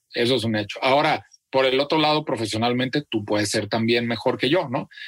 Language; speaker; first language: Spanish; native; Spanish